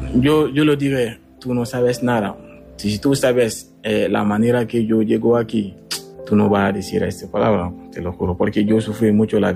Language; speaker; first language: Spanish; non-native, learner; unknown